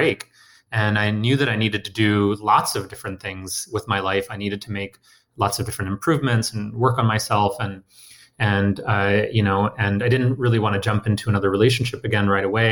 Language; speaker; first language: English; native; English